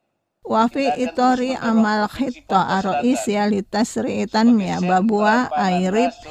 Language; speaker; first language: Arabic; non-native, fluent; Indonesian